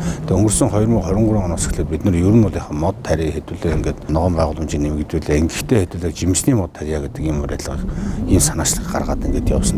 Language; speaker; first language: Mongolian; native; Mongolian